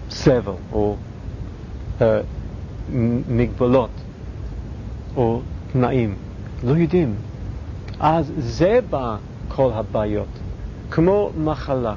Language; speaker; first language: Hebrew; non-native, fluent; English